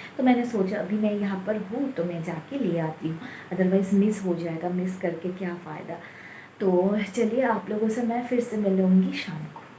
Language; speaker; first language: Hindi; non-native, local second language; Bangla